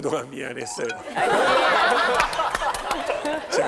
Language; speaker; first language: Korean; native; Korean